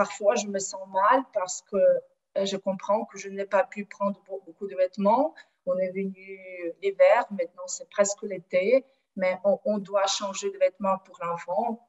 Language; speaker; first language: French; non-native, fluent; Ukrainian